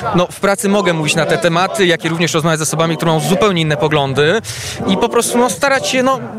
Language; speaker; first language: Polish; early bilingual, heritage; Polish